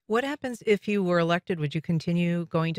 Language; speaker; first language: English; native; English